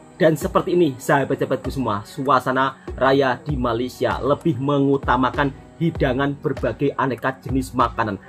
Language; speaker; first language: Indonesian; native; Indonesian